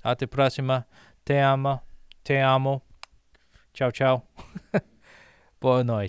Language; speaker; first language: Portuguese; non-native, learner; English